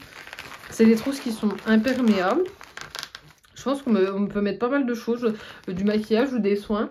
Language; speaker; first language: French; native; French